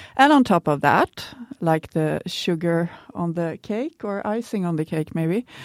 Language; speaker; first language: English; non-native, fluent; Swedish